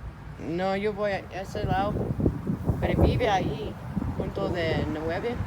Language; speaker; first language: Spanish; non-native, learner; English